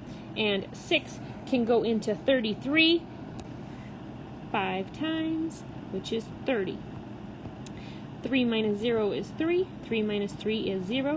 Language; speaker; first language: English; native; English